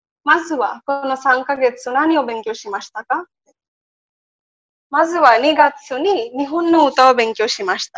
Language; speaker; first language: Japanese; non-native, learner; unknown